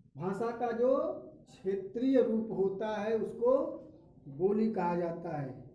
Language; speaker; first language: Hindi; native; Hindi